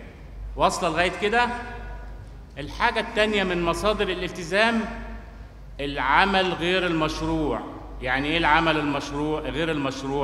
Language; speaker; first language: Arabic; native; Arabic